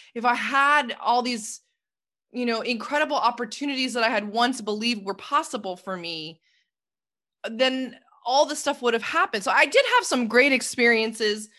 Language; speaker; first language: English; native; English